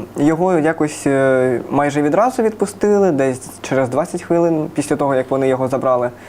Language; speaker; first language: Ukrainian; native; Ukrainian